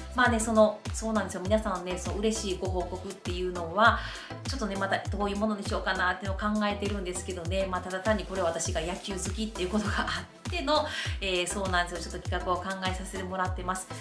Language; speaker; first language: Japanese; native; Japanese